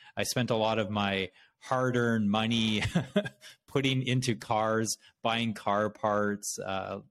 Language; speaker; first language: English; native; English